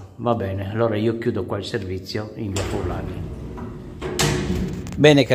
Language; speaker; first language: Italian; native; Italian